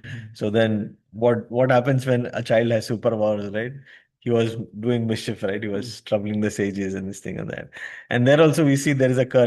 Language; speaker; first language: English; non-native, local second language; Hindi